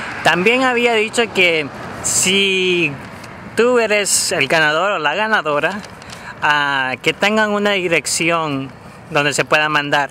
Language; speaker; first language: Spanish; native; Spanish